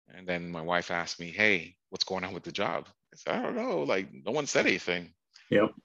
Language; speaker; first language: English; native; English